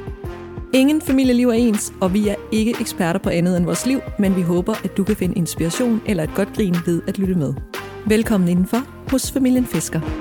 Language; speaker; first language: Danish; native; Danish